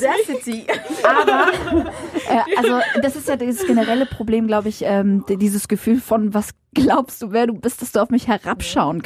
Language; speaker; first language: German; early bilingual, other home language; Arabic